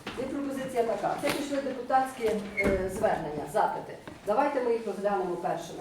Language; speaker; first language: Ukrainian; native; Ukrainian